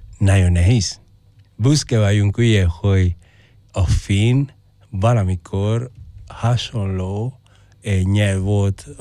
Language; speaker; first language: Hungarian; non-native, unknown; Spanish